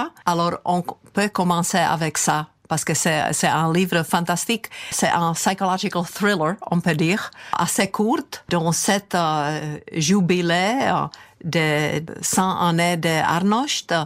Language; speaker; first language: French; non-native, fluent; Czech